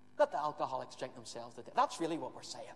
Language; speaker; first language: English; native; English